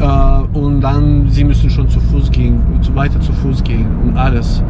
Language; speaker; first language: German; non-native, fluent; Ukrainian